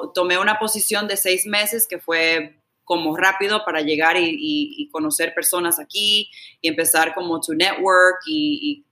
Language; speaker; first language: Spanish; early bilingual, heritage; Spanish